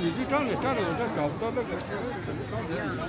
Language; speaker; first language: Chinese; native; Chinese